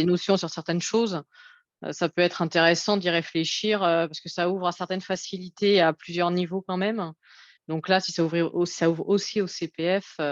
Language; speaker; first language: French; native; French